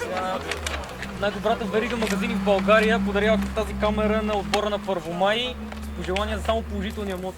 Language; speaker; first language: Bulgarian; native; Bulgarian